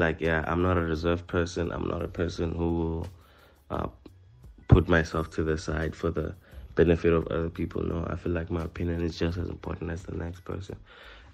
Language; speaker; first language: English; non-native, local second language; Tsonga